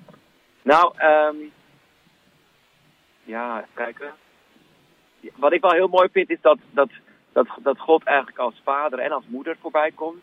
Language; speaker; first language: Dutch; native; Dutch